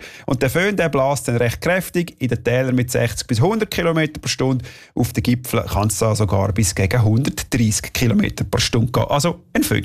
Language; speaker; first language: German; native; German